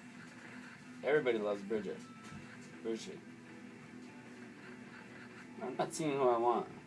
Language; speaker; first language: English; native; English